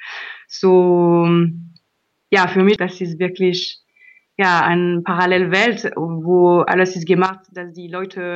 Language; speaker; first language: German; non-native, learner; French